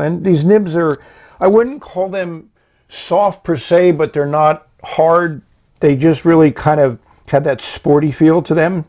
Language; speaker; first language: English; native; English